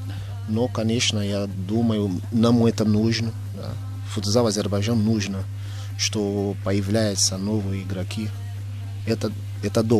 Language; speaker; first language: Russian; non-native, local second language; Azerbaijani